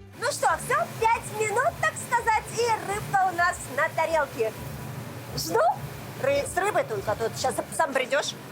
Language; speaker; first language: Russian; native; Russian